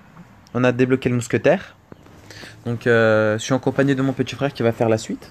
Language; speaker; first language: French; native; French